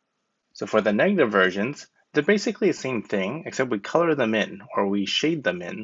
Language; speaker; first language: English; native; English